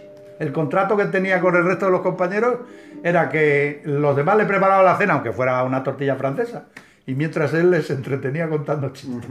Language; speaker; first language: Spanish; native; Spanish